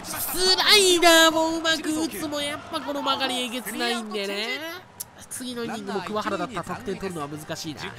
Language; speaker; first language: Japanese; native; Japanese